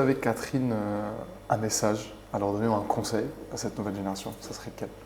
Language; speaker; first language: French; native; French